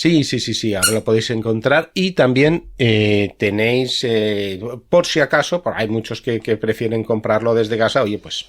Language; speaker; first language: Spanish; native; Spanish